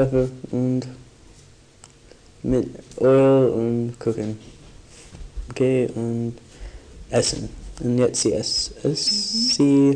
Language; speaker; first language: German; non-native, learner; English